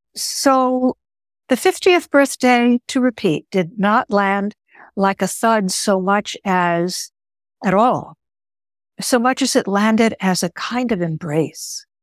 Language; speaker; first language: English; early bilingual, other home language; Greek